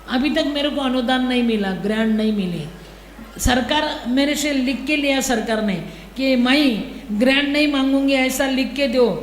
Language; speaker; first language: Hindi; non-native, local second language; Marathi